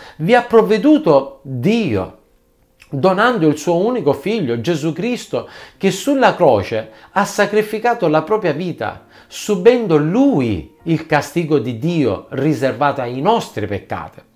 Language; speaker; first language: Italian; native; Italian